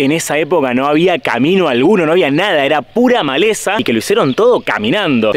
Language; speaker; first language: Spanish; native; Spanish